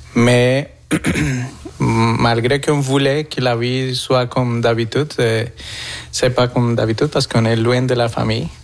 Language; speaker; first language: French; non-native, fluent; Spanish